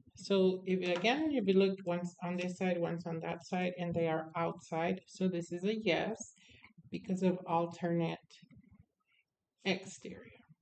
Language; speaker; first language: English; native; English